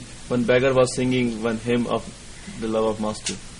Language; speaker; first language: English; non-native, local second language; Punjabi